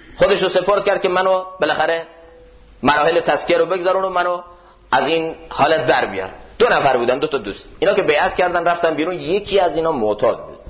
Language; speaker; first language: Persian; native; Persian